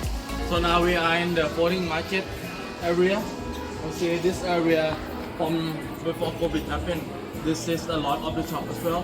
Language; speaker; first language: English; non-native, fluent; Thai